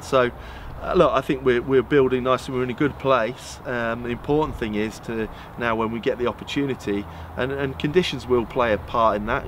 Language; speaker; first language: English; native; English